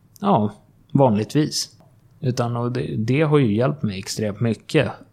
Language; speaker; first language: Swedish; native; Swedish